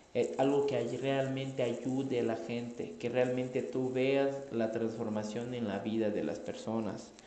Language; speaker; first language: Spanish; non-native, fluent; Portuguese